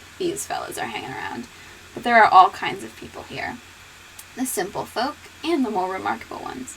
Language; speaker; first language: English; native; English